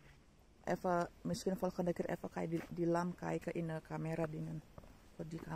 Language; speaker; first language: Dutch; non-native, learner; Indonesian